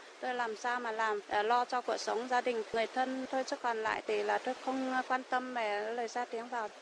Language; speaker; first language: Vietnamese; non-native, local second language; Iu Mien